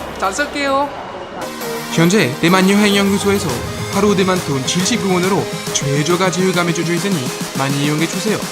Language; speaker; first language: Korean; native; Korean